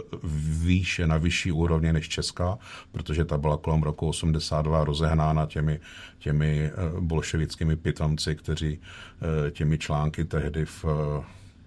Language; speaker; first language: Czech; native; Czech